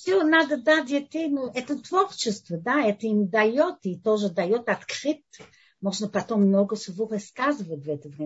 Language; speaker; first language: Russian; non-native, fluent; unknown